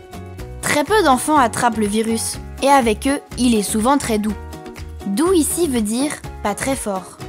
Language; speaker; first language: French; native; French